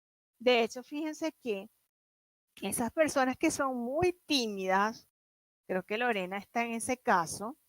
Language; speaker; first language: Spanish; native; Spanish